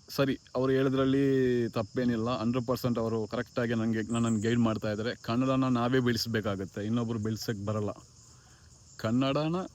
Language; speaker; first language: Kannada; non-native, local second language; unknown